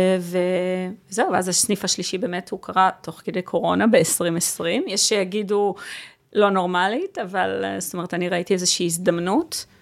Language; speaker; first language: Hebrew; early bilingual, other home language; Russian